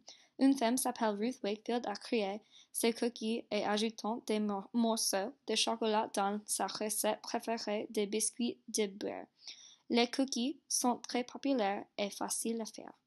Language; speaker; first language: French; non-native, learner; English